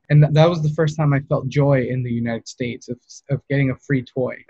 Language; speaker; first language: English; native; English